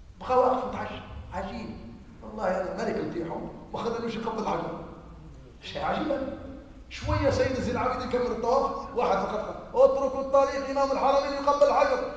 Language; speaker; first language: Arabic; native; Arabic